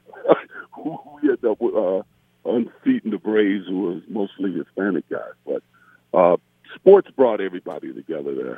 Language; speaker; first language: English; native; English